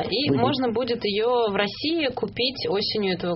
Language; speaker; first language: Russian; native; Russian